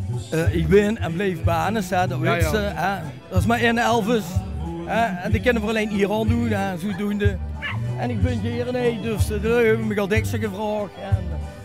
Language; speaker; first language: Dutch; native; Dutch